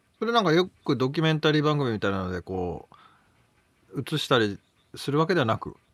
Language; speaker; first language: Japanese; native; Japanese